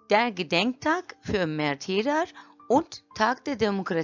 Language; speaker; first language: German; non-native, fluent; Turkish